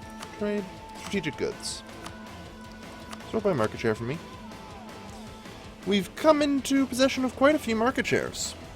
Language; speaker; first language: English; native; English